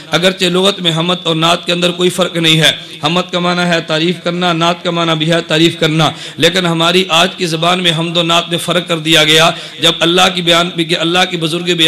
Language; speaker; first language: Urdu; non-native, local second language; Punjabi